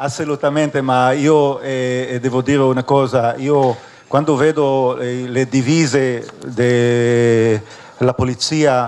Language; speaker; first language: Italian; non-native, fluent; Hebrew